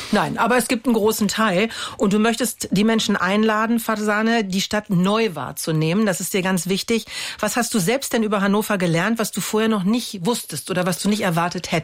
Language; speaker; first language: German; native; German